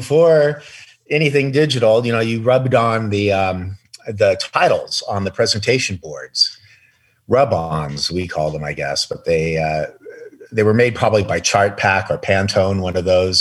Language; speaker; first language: English; native; English